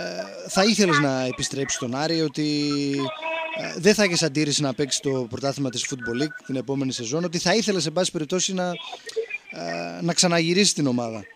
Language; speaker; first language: Greek; native; Greek